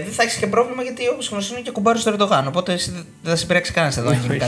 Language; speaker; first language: Greek; native; Greek